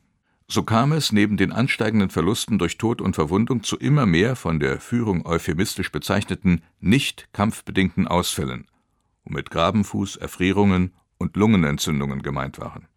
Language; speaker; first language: German; native; German